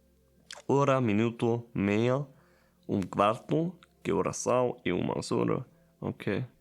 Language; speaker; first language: Portuguese; non-native, learner; German